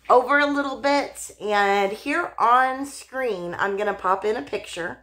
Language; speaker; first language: English; native; English